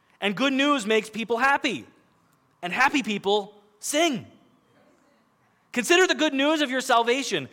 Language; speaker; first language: English; native; English